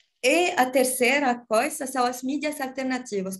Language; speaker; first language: Portuguese; non-native, learner; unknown